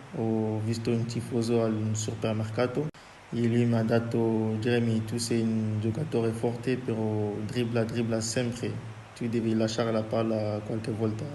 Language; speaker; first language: Italian; non-native, fluent; French